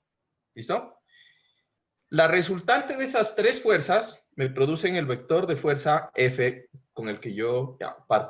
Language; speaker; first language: Spanish; native; Spanish